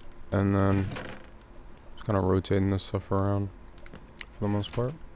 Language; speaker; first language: English; native; English